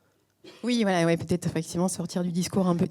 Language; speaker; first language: French; native; French